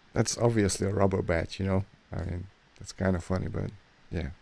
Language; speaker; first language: English; non-native, fluent; Hungarian